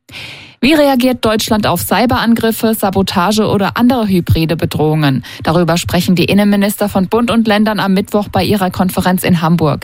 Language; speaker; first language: German; native; German